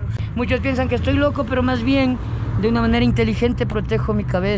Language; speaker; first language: Spanish; native; Spanish